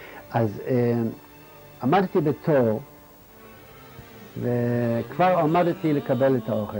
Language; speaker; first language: Hebrew; non-native, fluent; Yiddish